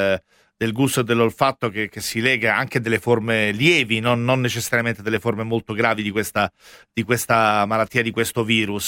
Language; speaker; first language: Italian; native; Italian